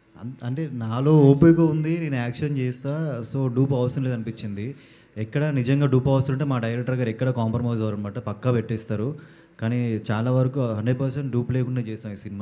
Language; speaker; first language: Telugu; native; Telugu